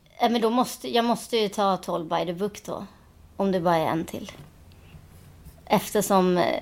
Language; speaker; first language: Swedish; native; Swedish